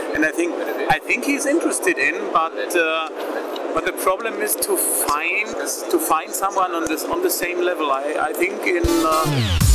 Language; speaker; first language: English; non-native, learner; German